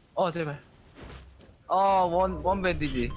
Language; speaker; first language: English; non-native, learner; Korean